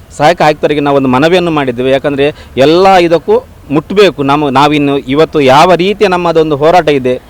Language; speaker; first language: Kannada; non-native, local second language; Tulu